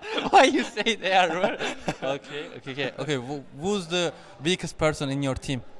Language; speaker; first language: English; non-native, learner; Turkish